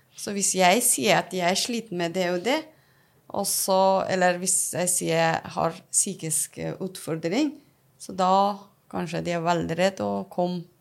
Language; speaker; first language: Norwegian; non-native, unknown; Persian